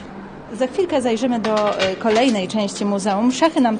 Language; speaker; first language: Polish; native; Polish